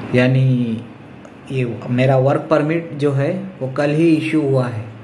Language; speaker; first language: Hindi; non-native, local second language; Urdu